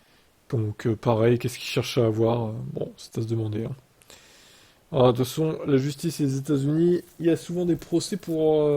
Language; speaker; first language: French; native; French